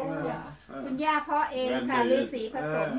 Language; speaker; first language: Swedish; non-native, learner; Thai